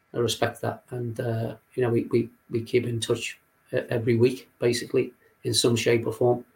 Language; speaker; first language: English; native; English